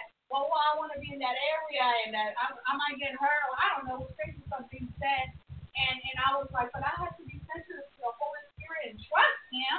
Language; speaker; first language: English; non-native, fluent; Spanish